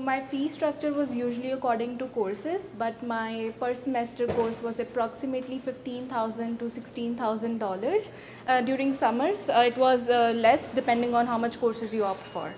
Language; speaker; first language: English; non-native, local second language; Punjabi